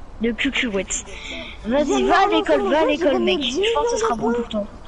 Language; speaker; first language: French; native; French